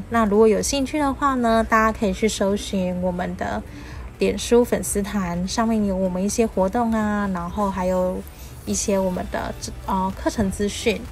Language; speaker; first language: Chinese; native; Chinese